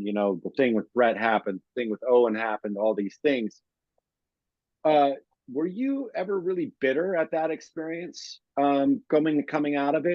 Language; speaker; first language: English; native; English